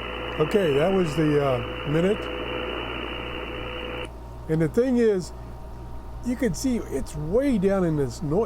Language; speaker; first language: English; native; English